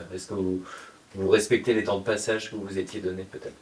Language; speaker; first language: French; native; French